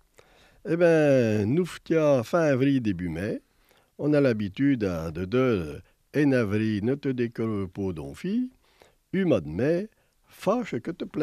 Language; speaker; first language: French; native; French